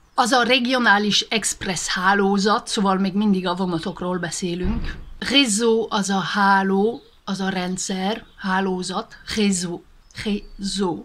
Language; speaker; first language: Hungarian; early bilingual, heritage; Hungarian